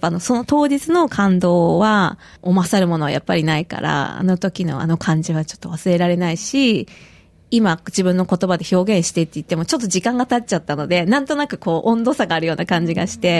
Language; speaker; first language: Japanese; native; Japanese